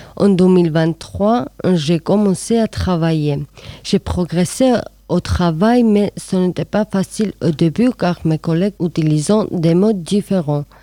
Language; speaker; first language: French; non-native, learner; Georgian